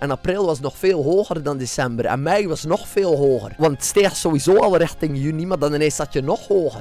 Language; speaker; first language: Dutch; native; Dutch